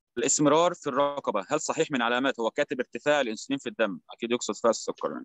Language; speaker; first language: Arabic; native; Arabic